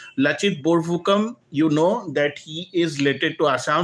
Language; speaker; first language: English; non-native, local second language; Bangla